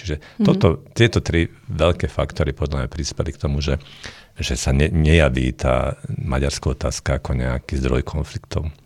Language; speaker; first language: Slovak; non-native, local second language; Hungarian